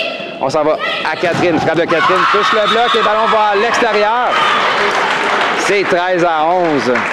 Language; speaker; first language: French; native; French